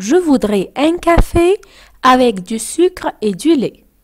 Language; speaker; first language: French; non-native, fluent; Arabic